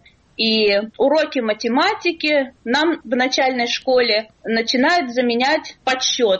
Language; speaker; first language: Russian; native; Russian